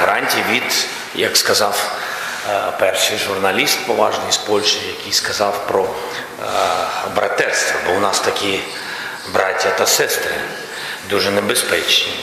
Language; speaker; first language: Ukrainian; non-native, local second language; Russian